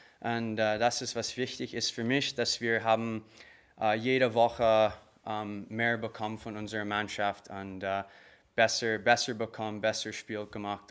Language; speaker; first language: German; non-native, learner; English